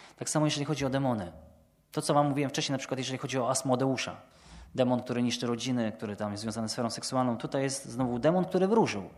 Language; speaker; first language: Polish; native; Polish